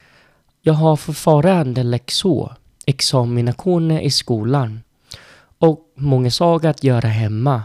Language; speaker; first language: Swedish; non-native, learner; Vietnamese